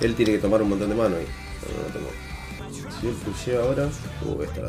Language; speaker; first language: Spanish; native; Spanish